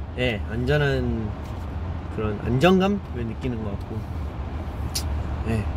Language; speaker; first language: Korean; early bilingual, other home language; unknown